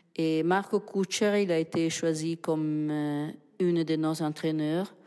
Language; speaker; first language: French; non-native, fluent; Italian